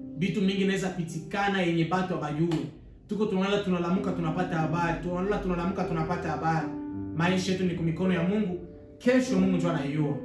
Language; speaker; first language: Swahili; native; Swahili